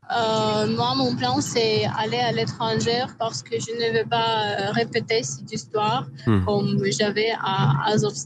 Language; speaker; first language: French; non-native, fluent; Russian